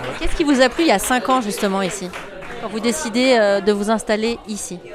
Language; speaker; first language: French; native; French